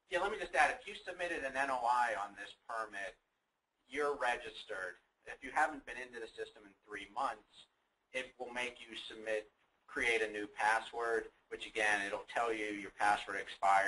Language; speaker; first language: English; native; English